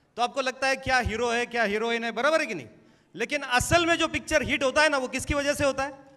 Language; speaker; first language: Hindi; non-native, local second language; Marathi